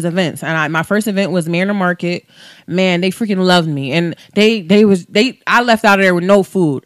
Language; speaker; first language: English; native; English